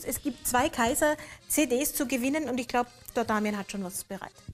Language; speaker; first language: German; native; German